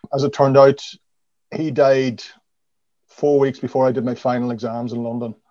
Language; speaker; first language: English; native; English